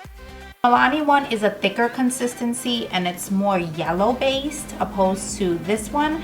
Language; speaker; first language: English; native; English